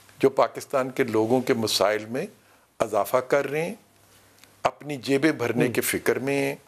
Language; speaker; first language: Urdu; non-native, local second language; Punjabi